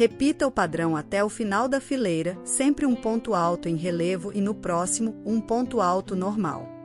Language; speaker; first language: Portuguese; native; Portuguese